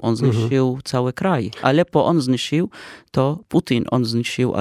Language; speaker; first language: Polish; non-native, fluent; Arabic